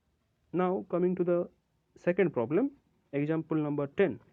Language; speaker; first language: English; non-native, local second language; Odia